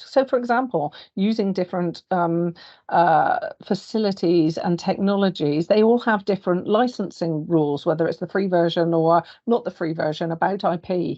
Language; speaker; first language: English; native; English